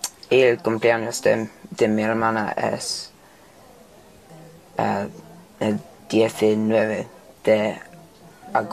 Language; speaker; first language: Spanish; non-native, learner; English